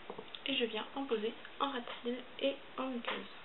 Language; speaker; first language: French; native; French